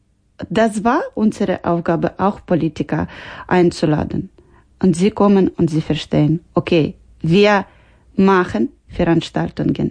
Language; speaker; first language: German; non-native, learner; Ukrainian